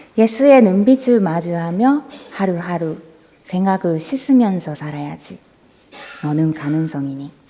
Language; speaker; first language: Korean; non-native, fluent; Japanese